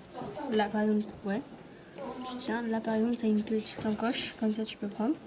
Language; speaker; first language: French; native; French